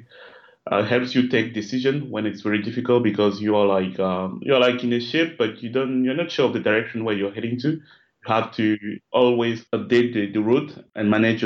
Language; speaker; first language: English; non-native, local second language; French